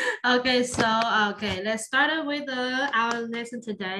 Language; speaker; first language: English; non-native, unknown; Vietnamese